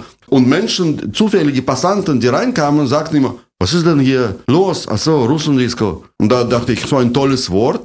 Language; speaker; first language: German; non-native, fluent; Russian